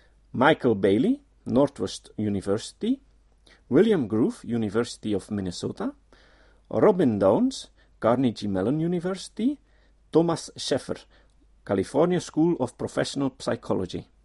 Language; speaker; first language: Dutch; native; Dutch